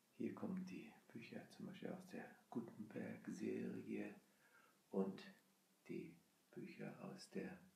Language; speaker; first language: German; native; German